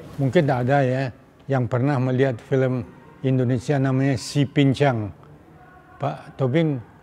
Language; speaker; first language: Indonesian; native; Indonesian